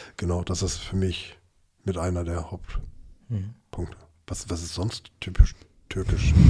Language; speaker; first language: German; early bilingual, other home language; Turkish